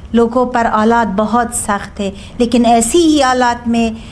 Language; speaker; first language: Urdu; non-native, learner; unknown